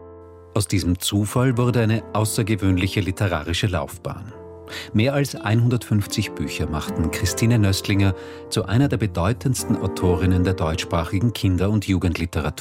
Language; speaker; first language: German; native; German